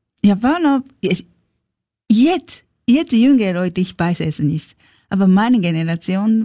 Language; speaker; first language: German; non-native, learner; Japanese